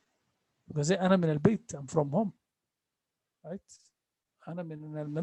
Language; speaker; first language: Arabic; non-native, fluent; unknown